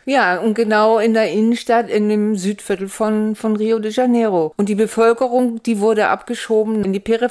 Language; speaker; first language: German; native; German